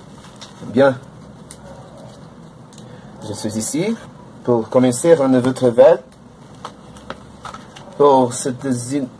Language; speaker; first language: French; non-native, learner; Portuguese